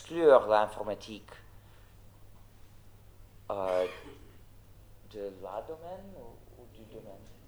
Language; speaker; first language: French; non-native, fluent; English